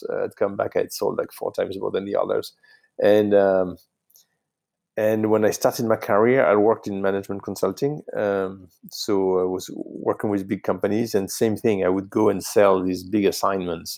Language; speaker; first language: English; non-native, fluent; French